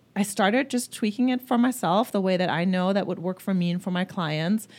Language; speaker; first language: English; early bilingual, other home language; German